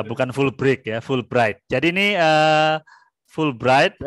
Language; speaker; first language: Indonesian; native; Indonesian